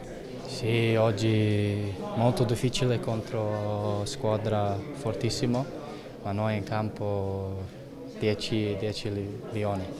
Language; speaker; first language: Italian; non-native, learner; English